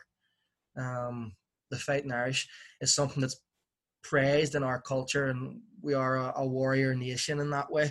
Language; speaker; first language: English; native; English